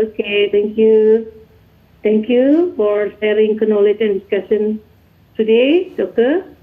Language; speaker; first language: English; non-native, learner; Indonesian